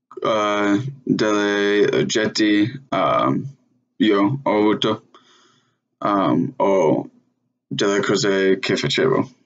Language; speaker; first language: Italian; non-native, learner; English